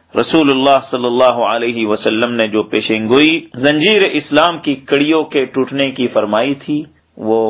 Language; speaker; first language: Urdu; native; Urdu